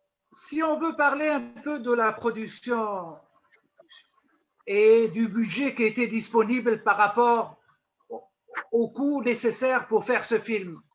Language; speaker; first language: French; non-native, local second language; Arabic